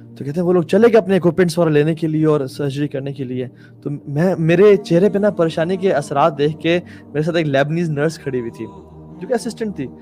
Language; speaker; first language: Urdu; native; Urdu